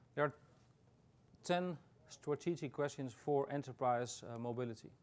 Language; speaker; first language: English; non-native, fluent; Dutch